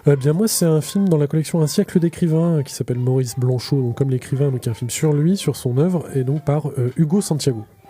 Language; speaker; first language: French; native; French